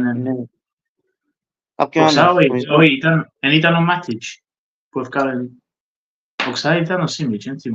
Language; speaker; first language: Greek; early bilingual, heritage; Greek